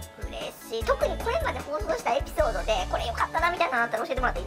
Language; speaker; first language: Japanese; native; Japanese